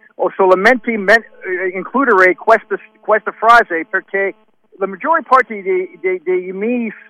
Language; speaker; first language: Italian; non-native, learner; English